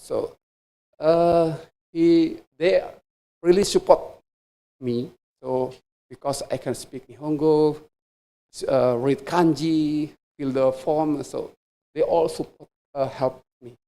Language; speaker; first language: English; non-native, fluent; Indonesian